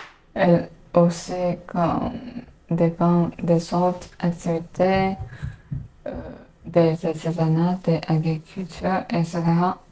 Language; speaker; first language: French; non-native, learner; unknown